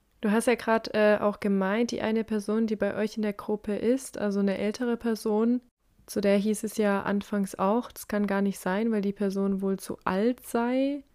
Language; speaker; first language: German; native; German